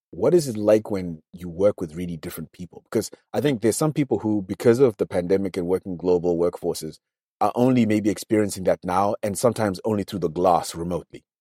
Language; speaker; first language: English; non-native, local second language; Shona